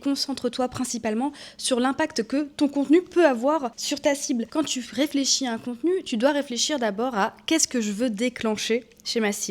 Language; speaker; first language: French; native; French